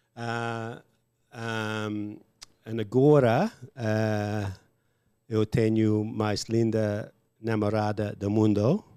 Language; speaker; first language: Portuguese; non-native, learner; English